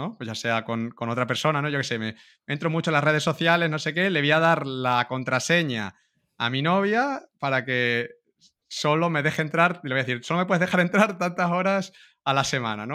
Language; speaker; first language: Spanish; native; Spanish